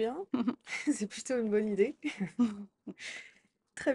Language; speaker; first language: French; native; French